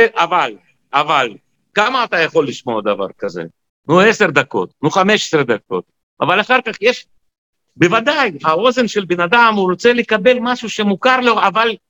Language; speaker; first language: Hebrew; non-native, fluent; Russian